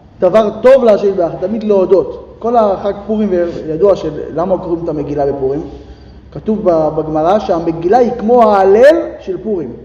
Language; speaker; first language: Hebrew; native; Hebrew